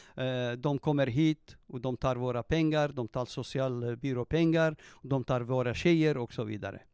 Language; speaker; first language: Swedish; non-native, fluent; Turoyo